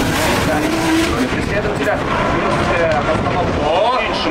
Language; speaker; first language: Russian; native; Russian